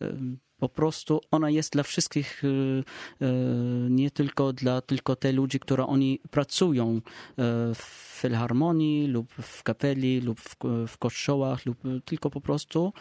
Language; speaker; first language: Polish; non-native, learner; Arabic